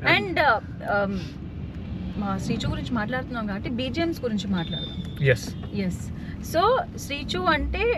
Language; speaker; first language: Telugu; native; Telugu